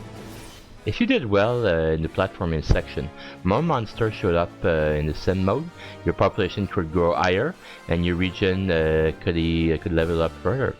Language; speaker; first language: English; native; English